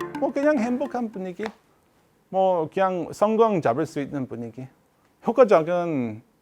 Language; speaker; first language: Korean; non-native, learner; English